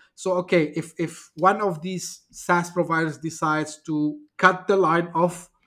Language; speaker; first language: English; non-native, fluent; Turkish